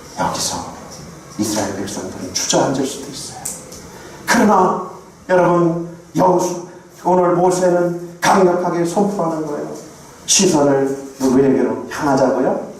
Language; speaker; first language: Korean; native; Korean